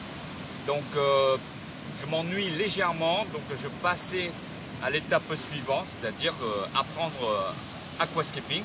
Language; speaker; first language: French; early bilingual, other home language; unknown